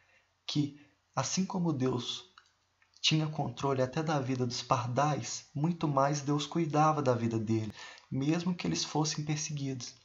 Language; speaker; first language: Portuguese; native; Portuguese